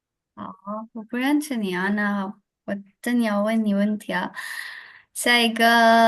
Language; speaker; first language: Chinese; non-native, fluent; Urdu